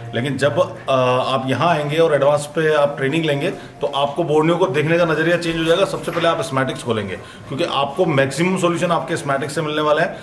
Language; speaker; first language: Hindi; native; Hindi